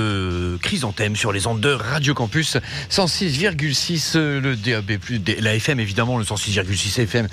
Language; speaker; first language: French; native; French